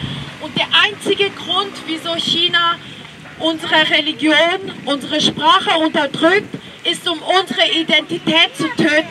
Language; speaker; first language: German; early bilingual, other home language; Tibetan